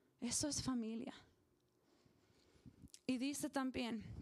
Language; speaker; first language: Spanish; non-native, learner; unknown